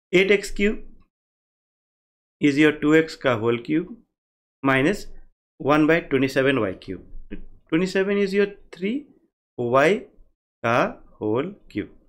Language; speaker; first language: Hindi; native; Hindi